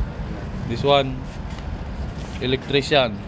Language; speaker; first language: English; non-native, learner; Filipino